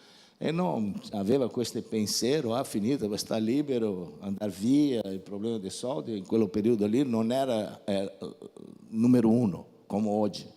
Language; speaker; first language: Italian; non-native, fluent; Portuguese